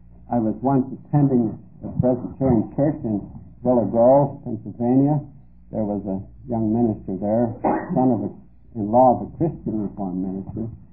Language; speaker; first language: English; early bilingual, other home language; Dutch